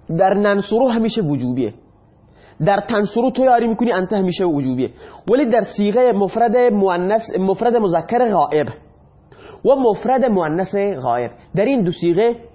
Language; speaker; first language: Persian; non-native, local second language; Baluchi